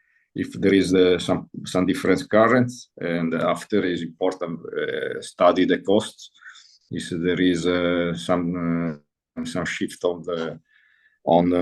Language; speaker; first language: English; non-native, learner; Italian